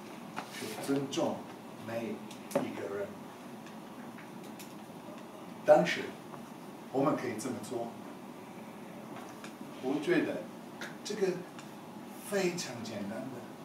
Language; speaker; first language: Chinese; non-native, learner; English